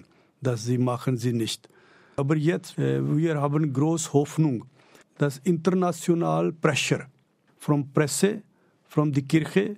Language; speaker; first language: German; non-native, learner; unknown